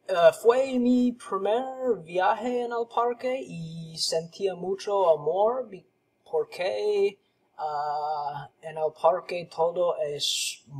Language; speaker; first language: Spanish; non-native, learner; English